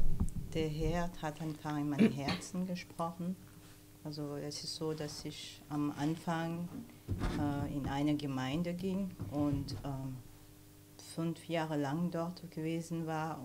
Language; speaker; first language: German; non-native, fluent; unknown